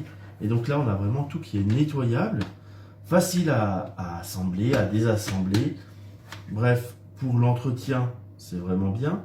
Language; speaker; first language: French; native; French